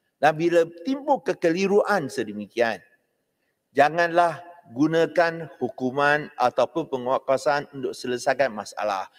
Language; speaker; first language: Malay; non-native, local second language; Chinese